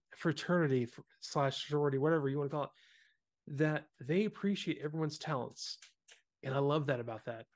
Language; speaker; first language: English; native; English